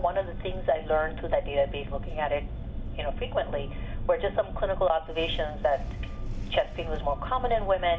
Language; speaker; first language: English; non-native, local second language; Urdu